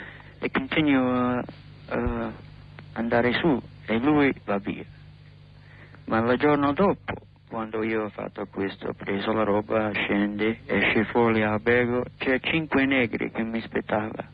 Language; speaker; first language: Italian; non-native, learner; English